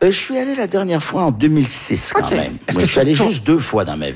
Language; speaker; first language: French; early bilingual, heritage; French